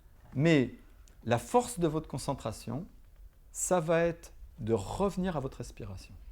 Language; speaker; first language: French; native; French